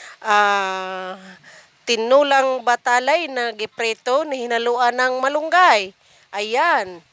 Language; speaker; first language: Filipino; non-native, local second language; Cebuano